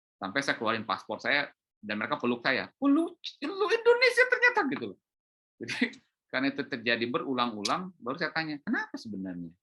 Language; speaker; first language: Indonesian; native; Indonesian